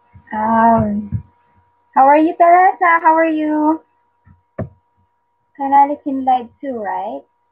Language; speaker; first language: English; non-native, local second language; Filipino